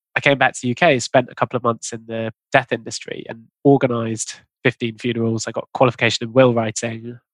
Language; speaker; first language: English; native; English